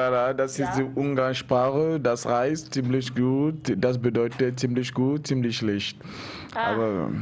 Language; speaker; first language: German; non-native, learner; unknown